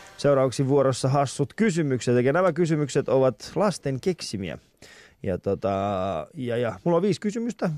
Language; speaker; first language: Finnish; early bilingual, other home language; Persian